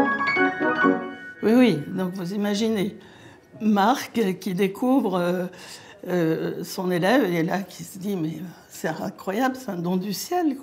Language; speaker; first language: French; native; French